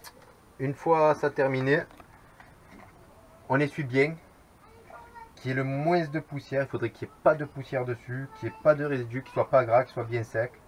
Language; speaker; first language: French; native; French